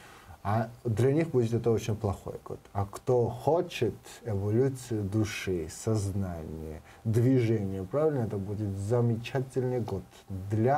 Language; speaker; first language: Russian; non-native, learner; Georgian